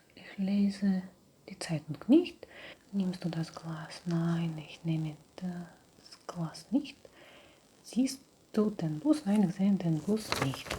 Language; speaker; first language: German; non-native, learner; Russian